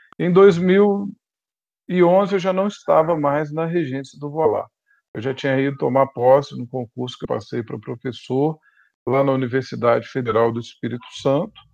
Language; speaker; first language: Portuguese; native; Portuguese